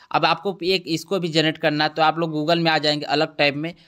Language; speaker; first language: Hindi; native; Hindi